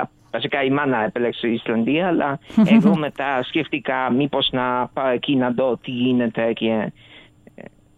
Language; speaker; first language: Greek; early bilingual, other home language; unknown